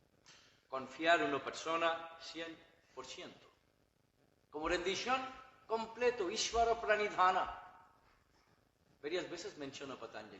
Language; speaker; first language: Spanish; non-native, learner; Bangla